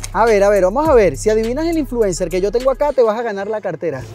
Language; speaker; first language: Spanish; native; Spanish